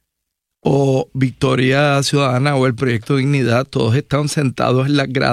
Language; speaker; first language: Spanish; native; Spanish